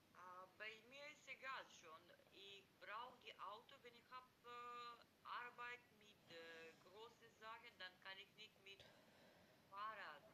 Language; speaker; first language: German; non-native, learner; Macedonian